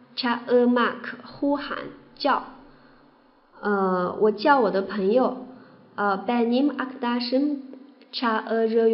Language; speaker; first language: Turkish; non-native, fluent; Chinese